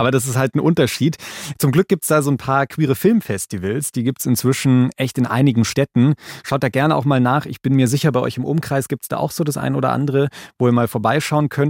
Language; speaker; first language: German; native; German